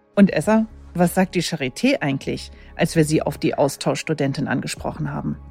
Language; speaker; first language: German; native; German